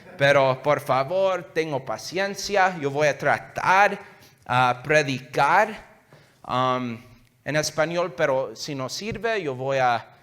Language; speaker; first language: Spanish; early bilingual, heritage; English